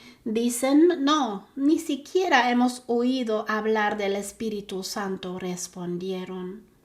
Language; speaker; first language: Spanish; non-native, fluent; German